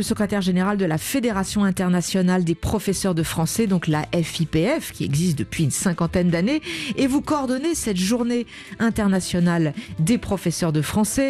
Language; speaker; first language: French; native; French